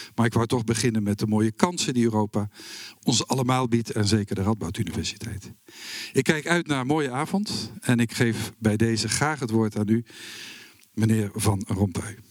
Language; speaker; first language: Dutch; native; Dutch